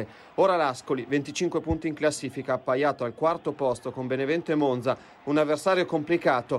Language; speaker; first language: Italian; native; Italian